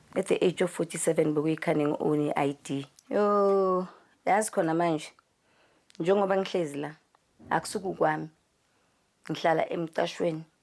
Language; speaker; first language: Zulu; native; Zulu